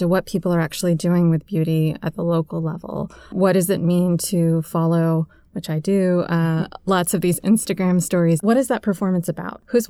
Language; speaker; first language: English; native; English